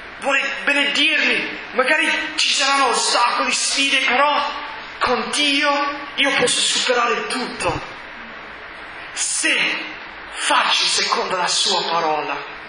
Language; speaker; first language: Italian; non-native, fluent; English